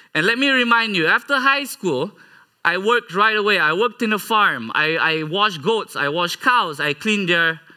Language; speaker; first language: English; non-native, local second language; Malay